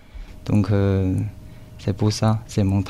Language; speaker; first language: French; non-native, learner; Chinese